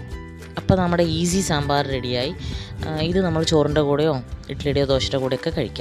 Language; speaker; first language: Malayalam; native; Malayalam